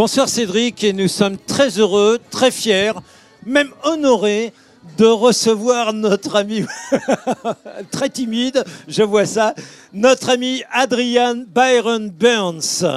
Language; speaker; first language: French; native; French